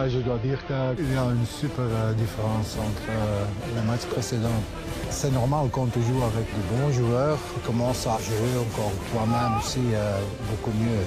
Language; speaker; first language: French; non-native, local second language; Dutch